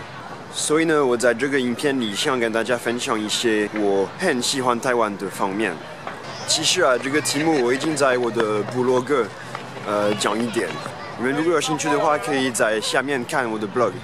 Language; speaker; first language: Chinese; non-native, fluent; French